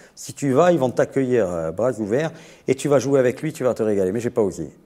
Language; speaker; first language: French; native; French